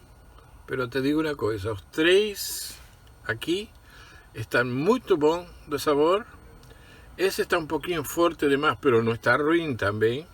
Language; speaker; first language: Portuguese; non-native, fluent; Spanish